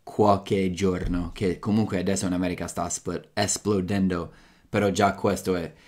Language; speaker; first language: Italian; non-native, fluent; English